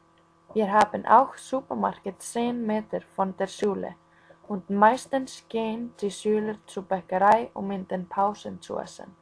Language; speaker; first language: German; non-native, learner; Icelandic